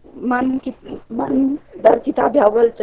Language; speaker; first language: Persian; non-native, learner; Urdu